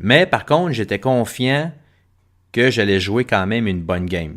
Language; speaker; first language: French; native; French